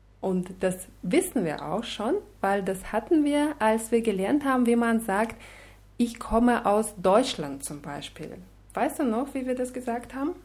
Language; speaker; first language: German; non-native, fluent; Russian